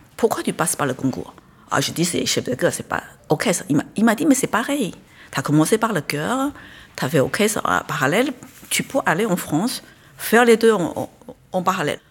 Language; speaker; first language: French; non-native, fluent; Chinese